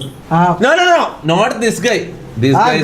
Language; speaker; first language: English; non-native, local second language; Malayalam